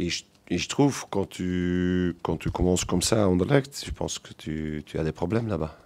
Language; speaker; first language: French; non-native, local second language; Dutch